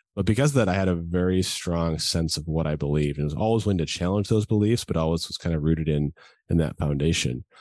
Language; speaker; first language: English; native; English